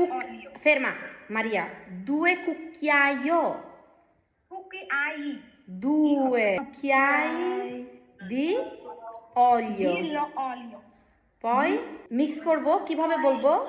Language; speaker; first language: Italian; non-native, learner; Bangla